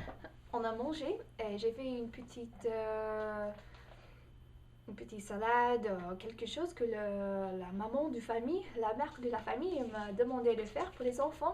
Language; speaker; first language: French; non-native, fluent; English